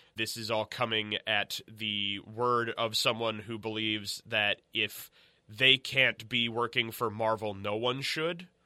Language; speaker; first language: English; native; English